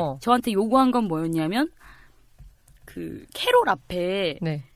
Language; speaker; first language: Korean; native; Korean